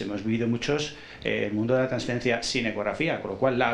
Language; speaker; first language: Spanish; native; Spanish